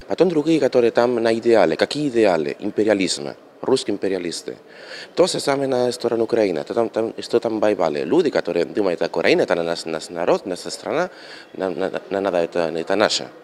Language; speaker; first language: Russian; non-native, learner; Spanish